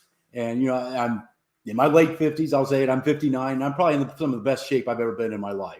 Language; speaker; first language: English; native; English